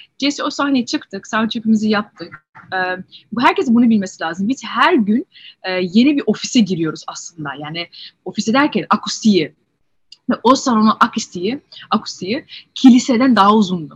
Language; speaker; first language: Turkish; early bilingual, heritage; Turkish